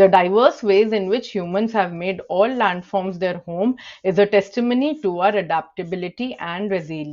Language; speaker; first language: English; non-native, local second language; Hindi